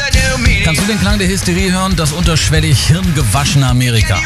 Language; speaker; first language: German; native; German